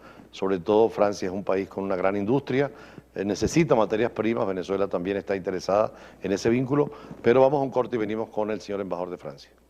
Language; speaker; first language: Spanish; native; Spanish